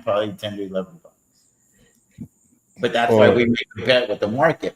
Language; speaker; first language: English; native; English